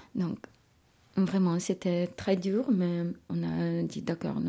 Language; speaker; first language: French; non-native, fluent; Ukrainian